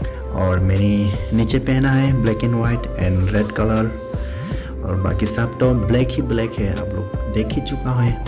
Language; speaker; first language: Hindi; non-native, local second language; Kok Borok